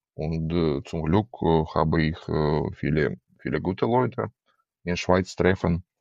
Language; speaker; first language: German; non-native, learner; Ukrainian